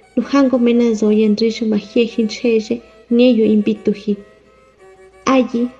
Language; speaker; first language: Spanish; non-native, local second language; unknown